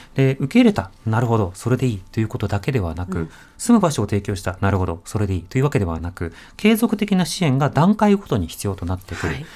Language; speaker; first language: Japanese; native; Japanese